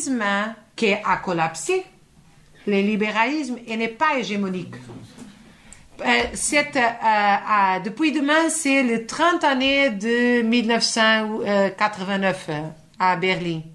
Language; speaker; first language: French; non-native, fluent; Portuguese